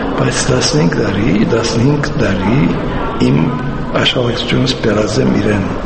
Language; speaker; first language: Armenian; early bilingual, heritage; Armenian